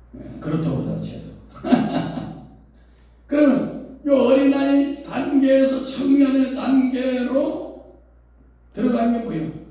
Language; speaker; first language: Korean; native; Korean